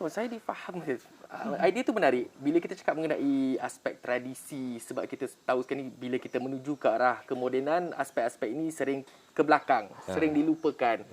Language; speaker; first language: Malay; native; Malay